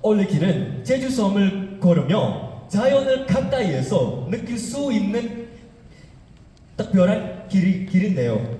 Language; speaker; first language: Korean; non-native, fluent; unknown